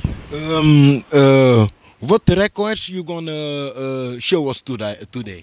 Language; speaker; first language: English; non-native, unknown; Dutch